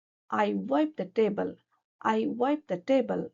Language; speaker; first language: English; non-native, local second language; Kannada